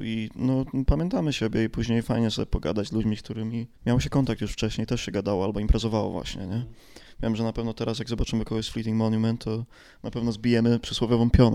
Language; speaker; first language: Polish; native; Polish